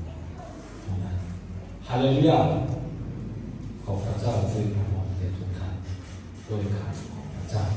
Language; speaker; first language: Thai; non-native, local second language; Lahu